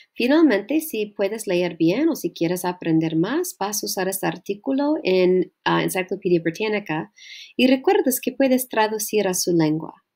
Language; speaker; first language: Spanish; non-native, learner; English